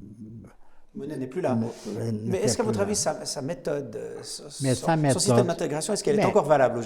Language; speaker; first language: French; native; French